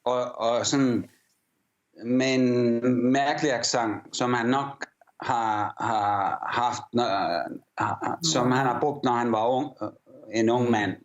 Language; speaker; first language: Danish; early bilingual, heritage; English